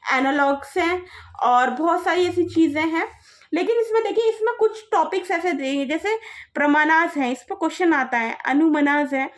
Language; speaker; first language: Hindi; native; Hindi